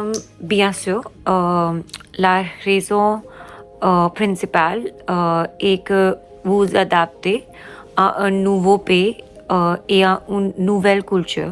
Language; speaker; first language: French; non-native, learner; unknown